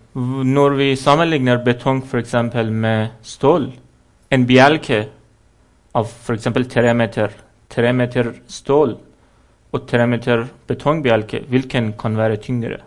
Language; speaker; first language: Norwegian; non-native, fluent; Persian